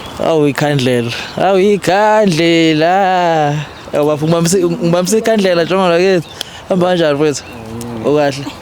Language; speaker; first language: Zulu; native; Zulu